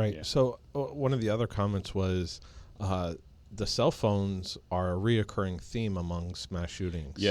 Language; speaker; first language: English; native; English